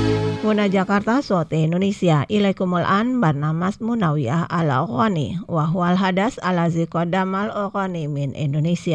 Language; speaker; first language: Arabic; non-native, fluent; Indonesian